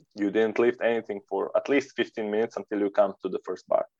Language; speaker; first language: English; non-native, fluent; Serbian